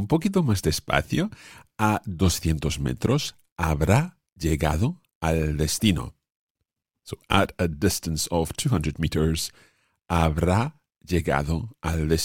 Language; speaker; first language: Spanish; non-native, fluent; English